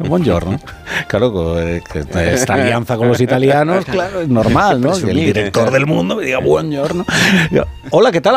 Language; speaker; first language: Spanish; native; Spanish